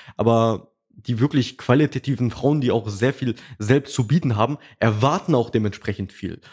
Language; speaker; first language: German; early bilingual, other home language; Russian